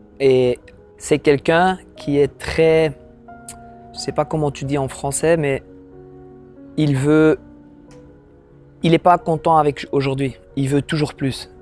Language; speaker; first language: French; non-native, local second language; Dutch